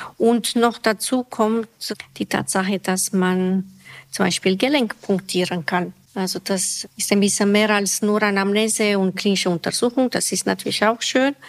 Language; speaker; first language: German; non-native, fluent; Romanian